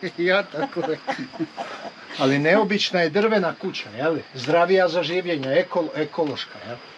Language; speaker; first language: Bosnian; native; Bosnian